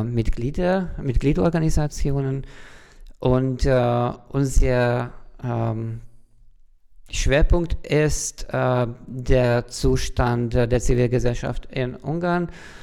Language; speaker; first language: German; non-native, fluent; Hungarian